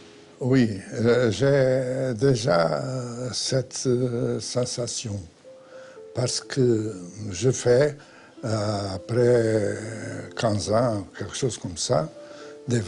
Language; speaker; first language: French; non-native, fluent; Portuguese